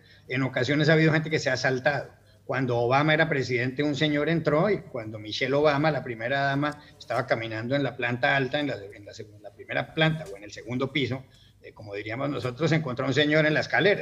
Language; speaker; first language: Spanish; native; Spanish